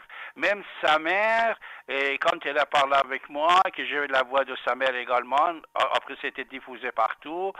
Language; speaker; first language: French; non-native, fluent; Persian